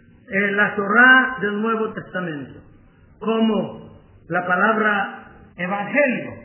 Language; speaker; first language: Spanish; non-native, learner; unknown